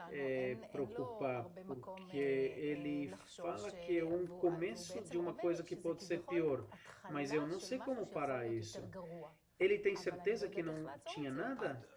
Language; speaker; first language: Portuguese; non-native, fluent; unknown